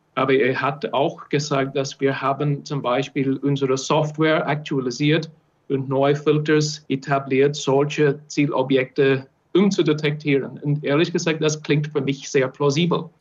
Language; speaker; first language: German; non-native, fluent; English